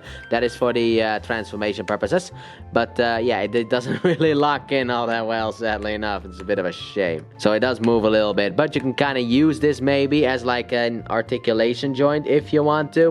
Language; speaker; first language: English; native; English